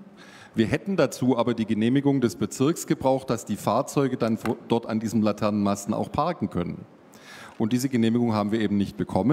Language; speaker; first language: German; native; German